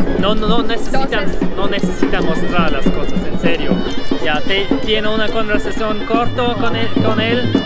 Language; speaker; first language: Spanish; non-native, learner; German